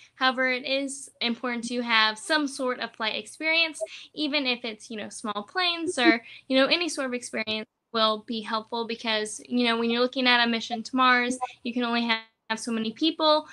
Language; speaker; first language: English; early bilingual, other home language; Spanish